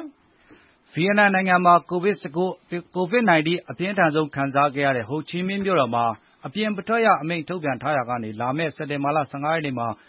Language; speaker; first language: Burmese; native; Burmese